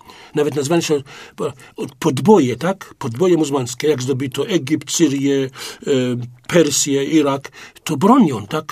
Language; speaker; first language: Polish; non-native, fluent; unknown